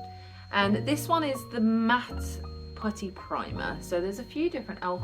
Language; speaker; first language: English; native; English